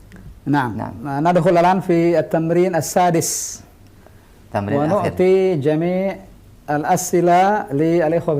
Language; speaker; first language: Arabic; non-native, fluent; Indonesian